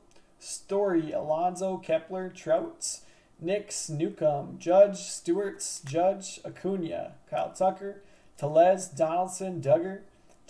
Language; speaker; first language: English; native; English